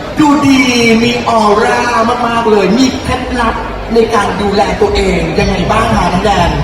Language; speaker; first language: Thai; native; Thai